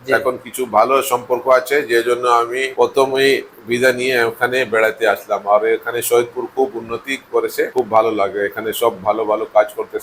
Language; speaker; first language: Bangla; non-native, local second language; Urdu